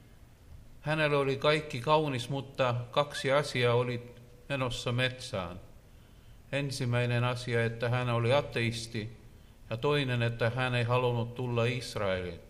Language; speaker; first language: Finnish; non-native, learner; Russian